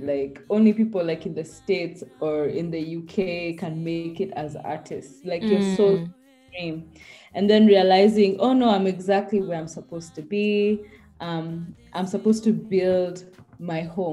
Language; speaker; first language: English; native; English